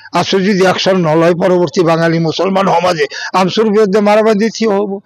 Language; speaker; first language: Assamese; non-native, local second language; Bangla